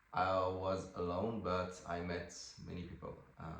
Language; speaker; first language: English; non-native, fluent; French